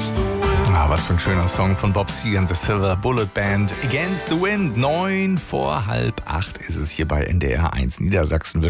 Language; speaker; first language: German; native; German